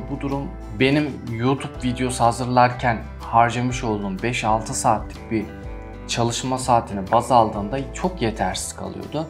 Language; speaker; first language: Turkish; native; Turkish